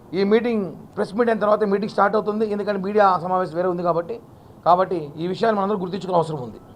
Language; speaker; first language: Telugu; native; Telugu